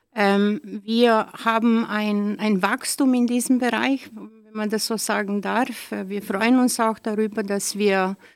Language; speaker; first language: German; native; German